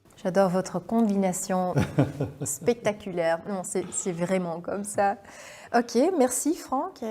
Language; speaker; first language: French; non-native, fluent; Dutch